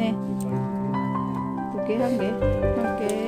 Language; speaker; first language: Korean; non-native, learner; Filipino